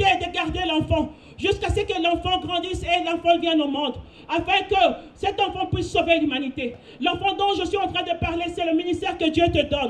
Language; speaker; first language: French; non-native, local second language; Lingala